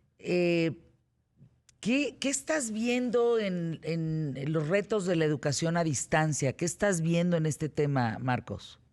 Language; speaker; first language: Spanish; native; Spanish